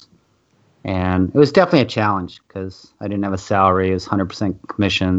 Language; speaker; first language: English; native; English